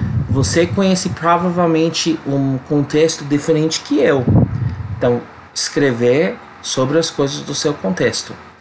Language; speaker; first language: Portuguese; non-native, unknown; English